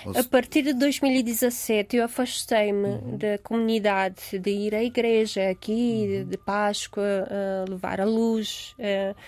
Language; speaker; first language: Portuguese; non-native, fluent; Romanian